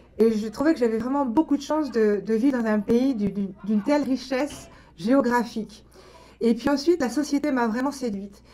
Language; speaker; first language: French; native; French